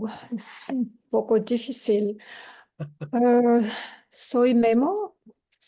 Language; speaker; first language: Spanish; non-native, learner; English